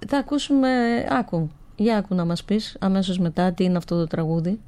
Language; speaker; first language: Greek; native; Greek